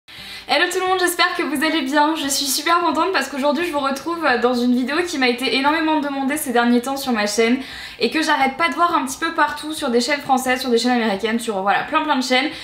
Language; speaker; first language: French; native; French